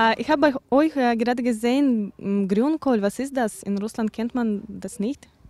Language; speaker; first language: German; non-native, fluent; Russian